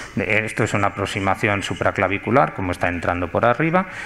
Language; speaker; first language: Spanish; native; Spanish